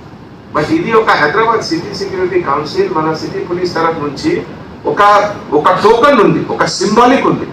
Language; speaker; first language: Telugu; non-native, fluent; Hindi